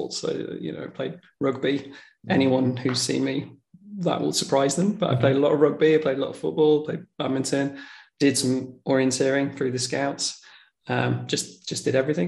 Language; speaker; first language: English; native; English